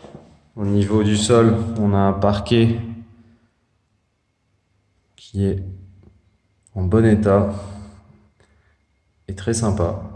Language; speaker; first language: French; native; French